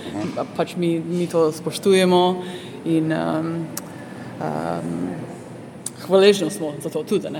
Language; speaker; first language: Slovenian; early bilingual, heritage; Slovenian